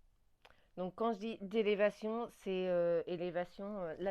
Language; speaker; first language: French; native; French